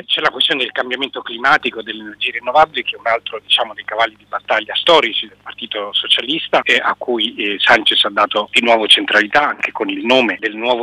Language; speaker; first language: Italian; native; Italian